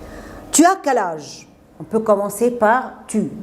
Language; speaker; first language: French; non-native, fluent; Arabic